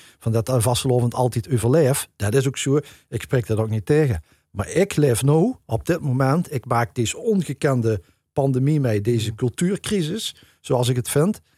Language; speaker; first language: Dutch; native; Dutch